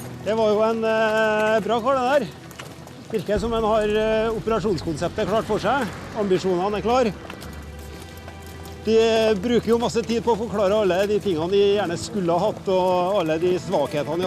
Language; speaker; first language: Norwegian; native; Norwegian